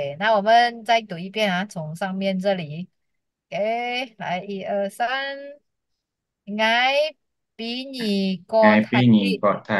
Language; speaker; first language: Chinese; early bilingual, heritage; Chinese